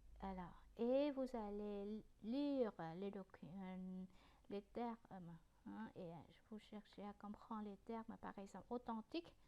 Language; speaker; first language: French; non-native, fluent; Vietnamese